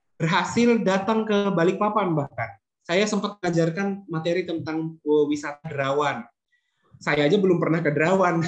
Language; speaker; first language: Indonesian; native; Indonesian